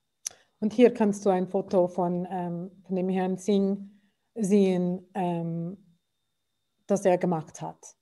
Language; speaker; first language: German; non-native, fluent; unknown